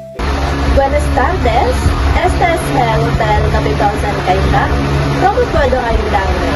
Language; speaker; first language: Spanish; non-native, learner; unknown